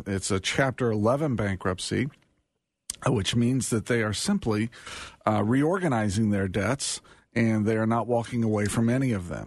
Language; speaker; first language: English; native; English